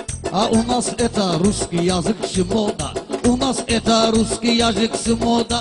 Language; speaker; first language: Russian; non-native, learner; Talysh